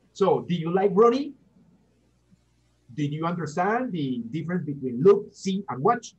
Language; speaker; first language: English; non-native, fluent; Spanish